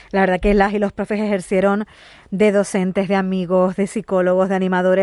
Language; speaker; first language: Spanish; native; Spanish